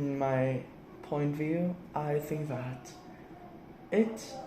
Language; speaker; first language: English; non-native, learner; Vietnamese